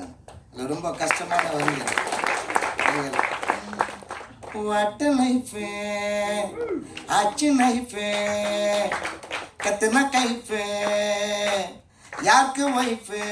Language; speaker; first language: Tamil; native; Tamil